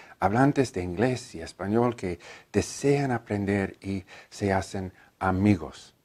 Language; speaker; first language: Spanish; non-native, learner; English